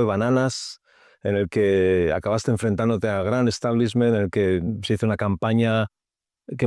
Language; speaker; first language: Spanish; native; Spanish